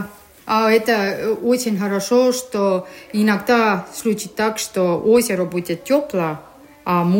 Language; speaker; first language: Russian; non-native, learner; Estonian